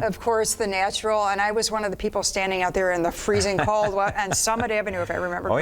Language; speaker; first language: English; native; English